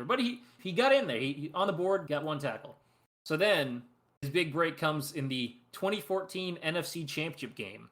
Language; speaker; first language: English; native; English